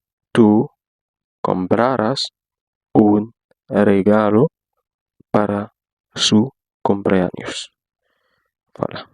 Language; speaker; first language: Spanish; non-native, fluent; Haitian Creole